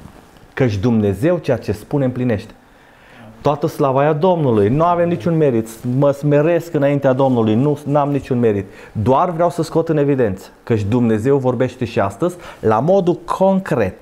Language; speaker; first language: Romanian; native; Romanian